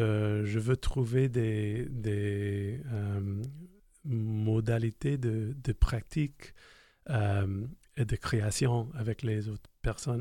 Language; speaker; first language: French; non-native, fluent; English